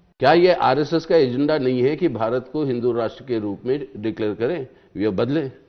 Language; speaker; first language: Hindi; non-native, local second language; Telugu